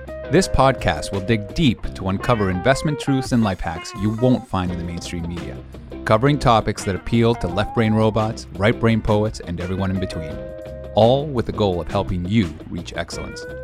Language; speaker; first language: English; early bilingual, other home language; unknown